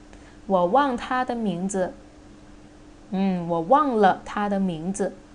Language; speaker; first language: Chinese; non-native, fluent; Thai